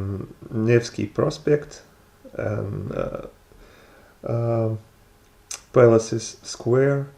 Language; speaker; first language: English; non-native, learner; Russian